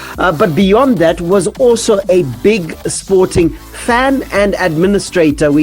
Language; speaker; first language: English; native; English